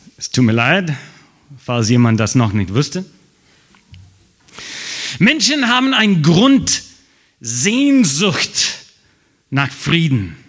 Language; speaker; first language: German; non-native, fluent; English